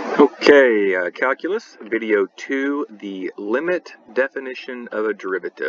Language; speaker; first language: English; native; English